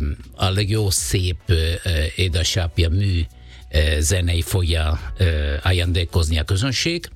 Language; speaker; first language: Hungarian; non-native, fluent; Italian